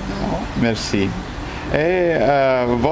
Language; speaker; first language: French; non-native, fluent; Romanian